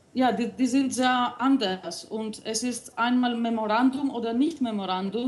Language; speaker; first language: German; non-native, fluent; Greek